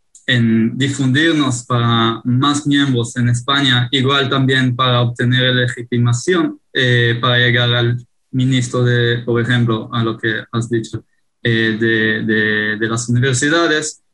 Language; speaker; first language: Spanish; non-native, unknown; Hebrew